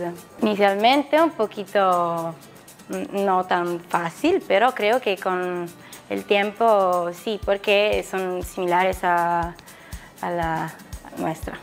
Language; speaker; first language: Spanish; non-native, learner; Italian